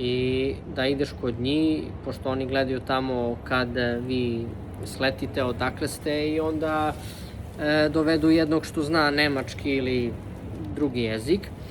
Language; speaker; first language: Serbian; early bilingual, heritage; Serbian